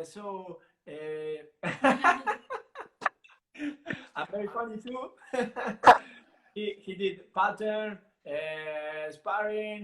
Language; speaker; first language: English; non-native, learner; Italian